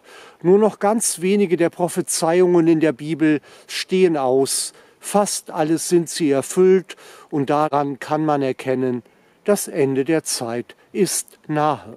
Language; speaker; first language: German; native; German